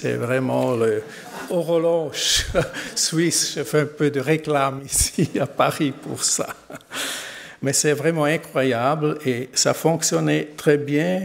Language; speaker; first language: French; non-native, learner; German